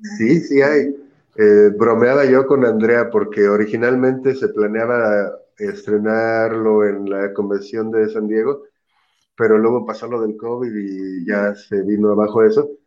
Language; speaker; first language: Spanish; native; Spanish